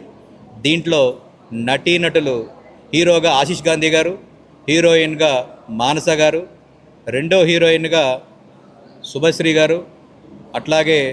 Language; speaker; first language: Telugu; native; Telugu